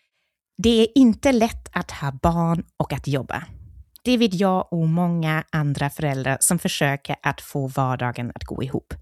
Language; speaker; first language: Swedish; non-native, fluent; German